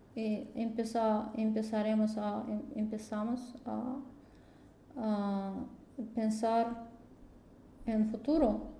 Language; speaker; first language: Spanish; non-native, learner; Russian